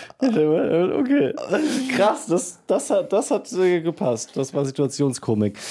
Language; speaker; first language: German; native; German